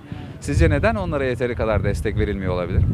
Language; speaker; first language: Turkish; native; Turkish